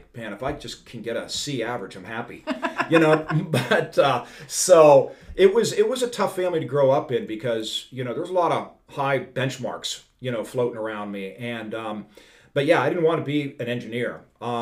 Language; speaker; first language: English; native; English